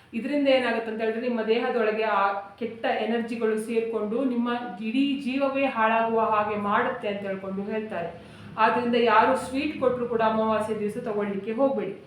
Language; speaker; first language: Kannada; native; Kannada